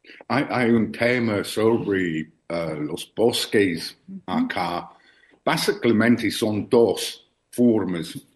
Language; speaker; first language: Spanish; non-native, learner; English